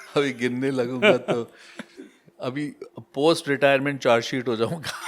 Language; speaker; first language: Hindi; native; Hindi